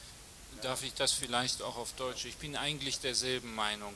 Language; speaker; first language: German; native; German